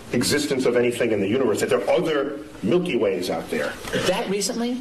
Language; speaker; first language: English; native; English